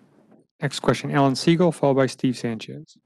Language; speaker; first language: English; native; English